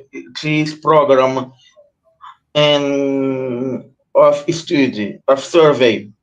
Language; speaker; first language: English; non-native, learner; Portuguese